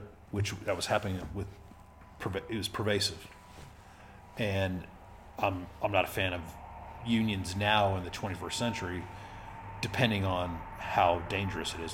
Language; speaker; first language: English; early bilingual, other home language; Spanish